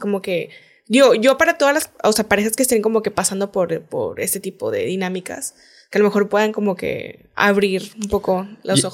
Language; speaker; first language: Spanish; native; Spanish